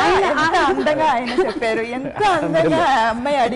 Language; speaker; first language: Telugu; non-native, fluent; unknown